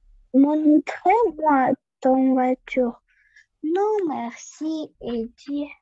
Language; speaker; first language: French; non-native, learner; Russian